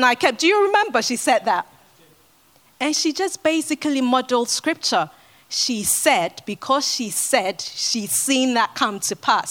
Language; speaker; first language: English; non-native, local second language; Akan